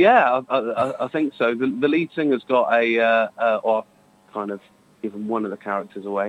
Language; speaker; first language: English; native; English